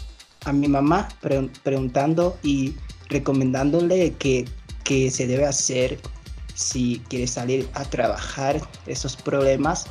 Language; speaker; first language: Spanish; non-native, fluent; Chinese